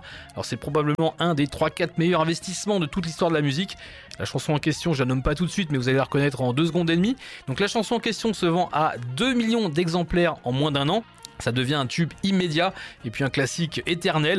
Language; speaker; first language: French; native; French